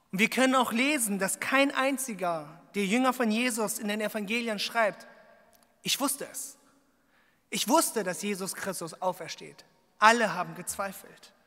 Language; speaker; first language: German; early bilingual, other home language; Korean